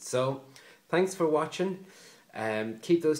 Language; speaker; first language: English; native; English